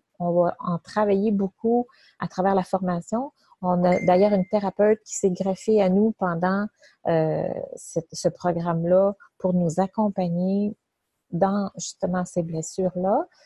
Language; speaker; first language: French; native; French